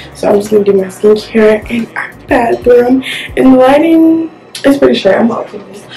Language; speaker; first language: English; native; English